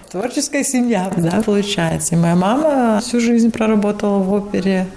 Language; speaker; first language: Russian; non-native, local second language; Latvian